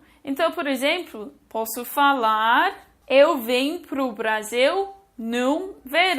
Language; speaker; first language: Portuguese; non-native, fluent; English